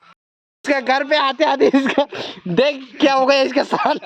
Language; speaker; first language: Hindi; non-native, local second language; Kok Borok